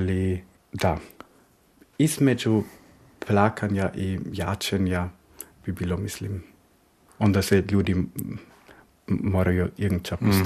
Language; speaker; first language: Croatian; early bilingual, heritage; Croatian